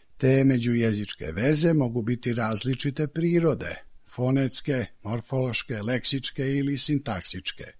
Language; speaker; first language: Serbian; native; Serbian